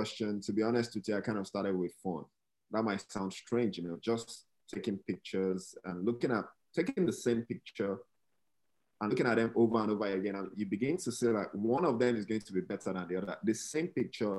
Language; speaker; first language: English; non-native, local second language; Yoruba